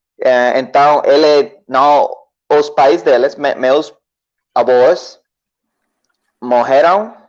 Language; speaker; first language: Portuguese; non-native, learner; Spanish